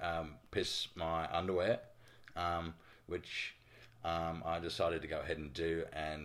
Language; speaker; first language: English; native; English